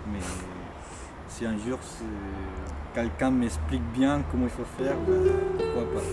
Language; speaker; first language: French; non-native, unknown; Spanish